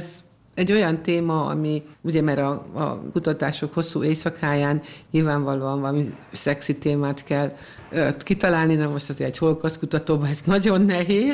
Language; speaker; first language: Hungarian; native; Hungarian